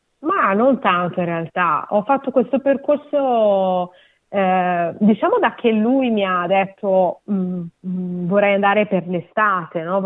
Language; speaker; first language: Italian; native; Italian